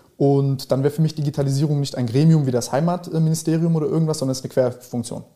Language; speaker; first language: German; early bilingual, other home language; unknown